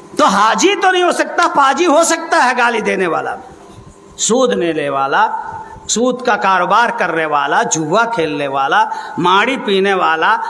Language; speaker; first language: Urdu; native; Urdu